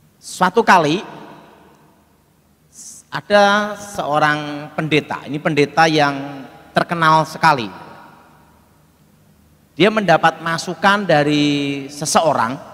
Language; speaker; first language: Indonesian; native; Indonesian